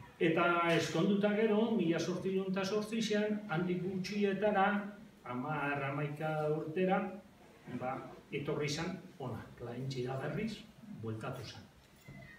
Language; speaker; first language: Basque; native; Basque